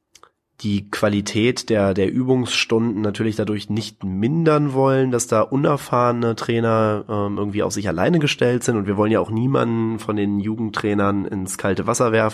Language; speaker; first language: German; native; German